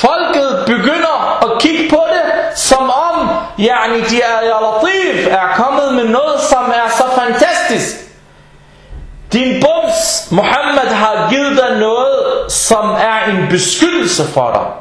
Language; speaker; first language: Danish; early bilingual, other home language; Arabic